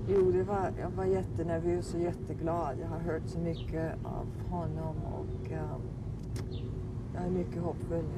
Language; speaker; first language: Swedish; early bilingual, heritage; Swedish